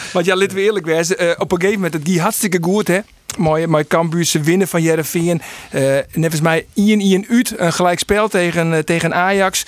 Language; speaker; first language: Dutch; non-native, local second language; Western Frisian